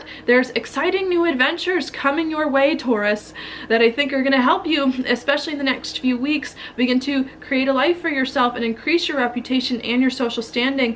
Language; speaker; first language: English; native; English